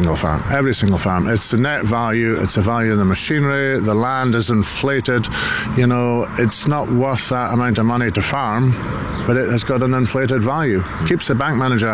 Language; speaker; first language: English; native; English